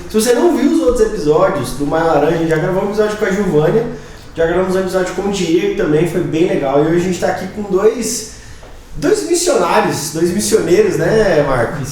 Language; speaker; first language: Portuguese; native; Portuguese